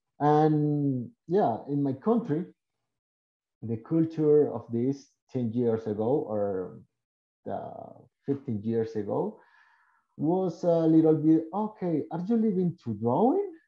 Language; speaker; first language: English; non-native, learner; Spanish